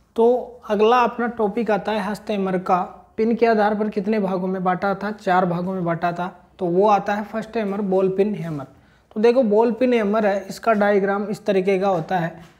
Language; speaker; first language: Hindi; native; Hindi